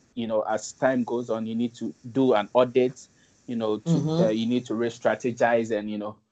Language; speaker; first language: English; non-native, local second language; Akan